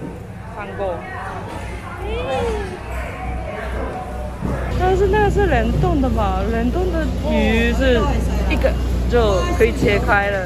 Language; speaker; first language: Chinese; non-native, fluent; Japanese